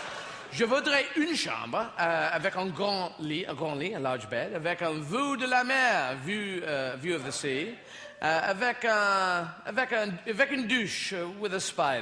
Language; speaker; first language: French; non-native, learner; English